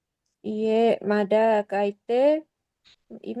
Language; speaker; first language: Japanese; non-native, learner; Indonesian